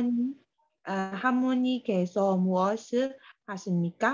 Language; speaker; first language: Korean; non-native, learner; Burmese